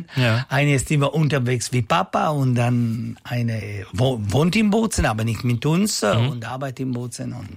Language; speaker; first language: German; non-native, local second language; Italian